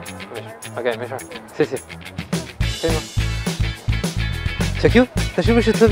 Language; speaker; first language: Chinese; non-native, fluent; English